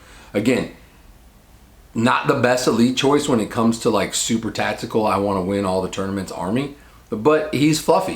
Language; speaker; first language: English; native; English